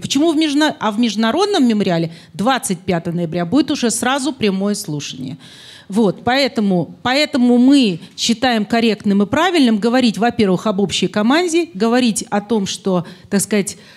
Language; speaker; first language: Russian; native; Russian